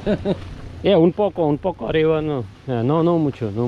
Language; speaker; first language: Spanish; non-native, learner; Polish